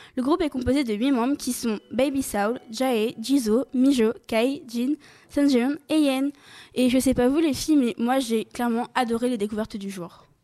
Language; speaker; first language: French; native; French